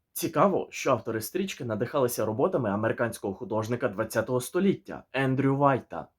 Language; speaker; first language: Ukrainian; native; Ukrainian